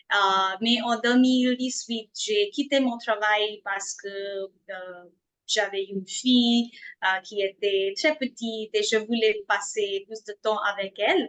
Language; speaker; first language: French; non-native, fluent; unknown